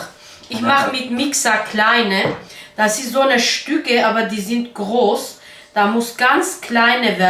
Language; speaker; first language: German; non-native, learner; Kurdish